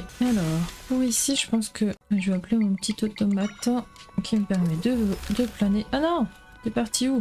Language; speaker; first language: French; native; French